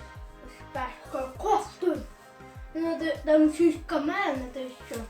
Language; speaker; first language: Russian; early bilingual, heritage; Russian